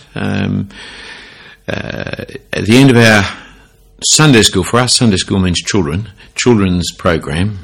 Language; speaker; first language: English; native; English